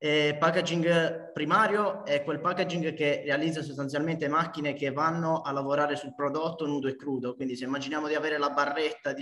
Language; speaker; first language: Italian; native; Italian